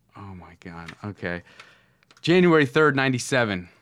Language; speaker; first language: English; native; English